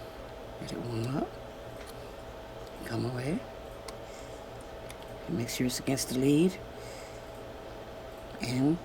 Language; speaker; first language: English; native; English